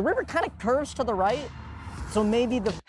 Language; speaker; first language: English; native; English